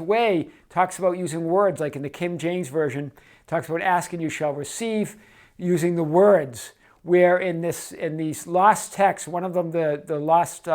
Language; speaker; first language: English; native; English